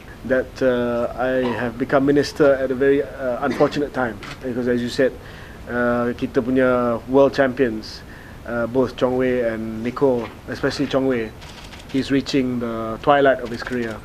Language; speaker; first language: English; non-native, local second language; Malay